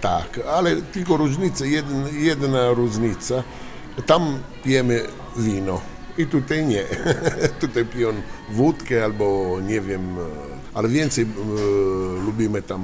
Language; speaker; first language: Polish; non-native, learner; Italian